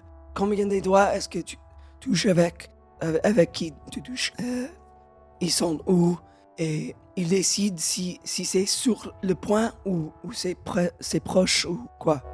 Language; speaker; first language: French; non-native, learner; English